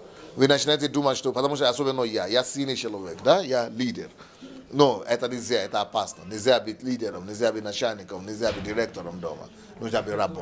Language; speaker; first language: Russian; non-native, learner; Yoruba